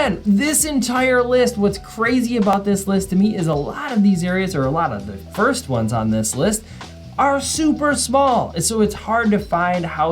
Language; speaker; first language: English; native; English